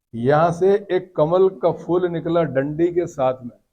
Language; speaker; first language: Hindi; non-native, local second language; Marathi